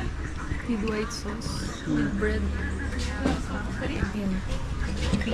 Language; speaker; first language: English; non-native, local second language; Filipino